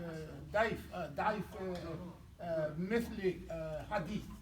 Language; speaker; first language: Arabic; non-native, learner; English